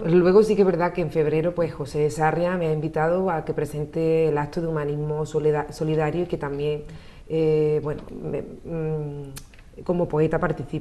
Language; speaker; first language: Spanish; native; Spanish